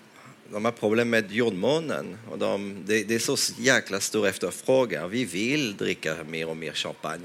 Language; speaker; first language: Swedish; non-native, fluent; French